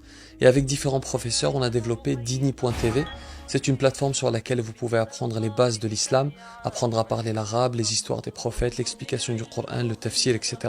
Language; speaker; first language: French; native; French